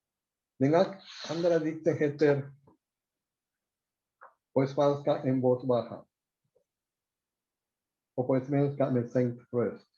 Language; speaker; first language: Swedish; non-native, fluent; Spanish